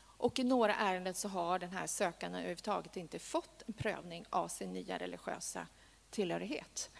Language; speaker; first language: Swedish; native; Swedish